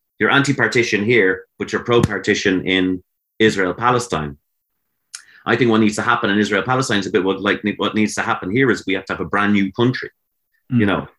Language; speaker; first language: English; native; English